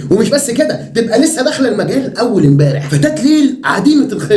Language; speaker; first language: Arabic; native; Arabic